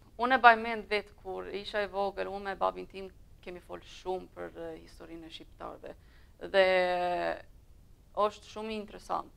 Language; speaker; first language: Albanian; early bilingual, heritage; Albanian